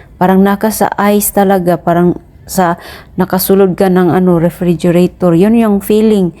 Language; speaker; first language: Filipino; non-native, local second language; Cebuano